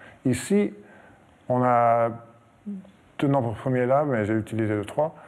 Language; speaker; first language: French; non-native, fluent; English